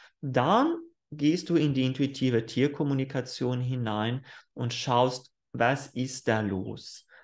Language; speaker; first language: German; non-native, fluent; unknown